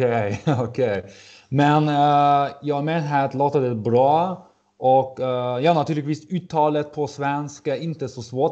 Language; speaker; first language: Swedish; non-native, learner; German